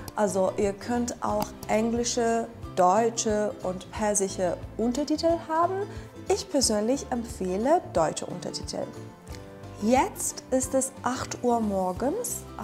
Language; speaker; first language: German; non-native, fluent; Persian